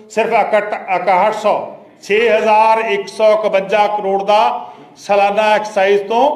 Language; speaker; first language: Hindi; non-native, local second language; Punjabi